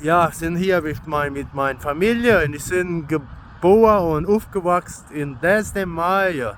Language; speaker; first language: German; early bilingual, heritage; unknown